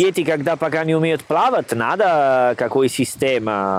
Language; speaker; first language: Russian; non-native, learner; Italian